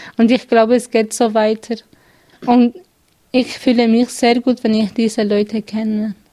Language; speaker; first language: German; non-native, learner; Kurdish